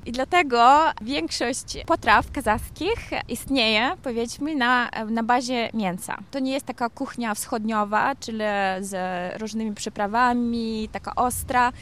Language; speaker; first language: Polish; non-native, learner; Kazakh